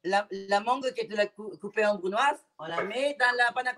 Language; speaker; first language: French; non-native, fluent; Spanish